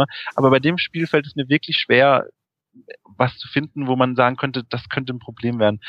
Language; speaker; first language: German; native; German